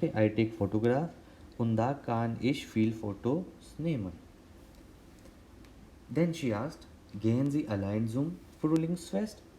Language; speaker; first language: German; non-native, learner; Hindi